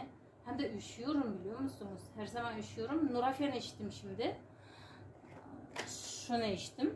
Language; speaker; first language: Turkish; non-native, learner; Uzbek